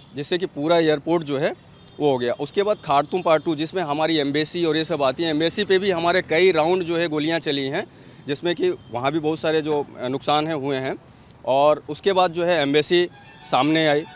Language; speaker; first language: Hindi; native; Hindi